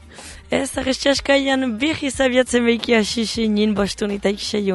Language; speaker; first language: Basque; native; Basque